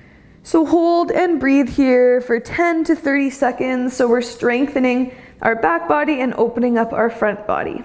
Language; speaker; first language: English; native; English